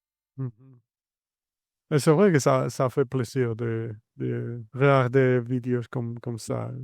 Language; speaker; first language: French; non-native, fluent; Spanish